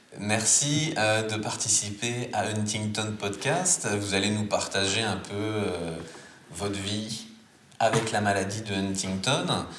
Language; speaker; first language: French; native; French